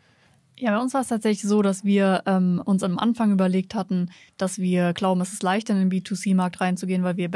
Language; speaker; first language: German; native; German